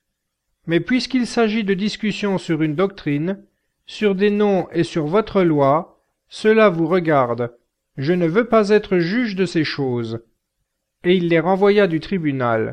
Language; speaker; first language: French; native; French